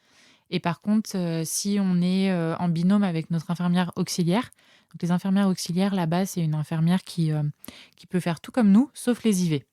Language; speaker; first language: French; native; French